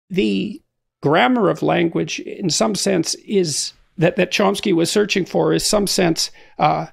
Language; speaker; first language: English; native; English